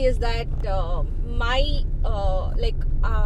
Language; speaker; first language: English; non-native, local second language; Kannada